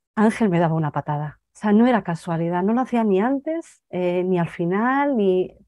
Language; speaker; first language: Spanish; native; Spanish